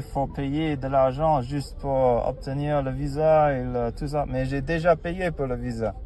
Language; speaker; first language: French; non-native, learner; English